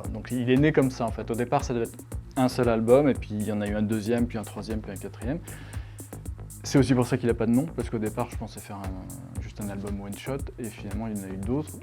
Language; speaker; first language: French; native; French